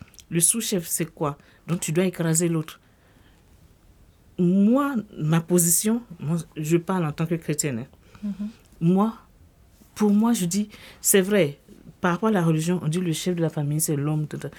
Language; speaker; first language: French; non-native, local second language; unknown